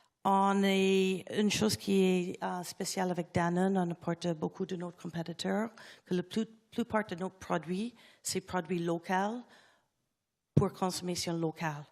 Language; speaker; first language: French; non-native, learner; English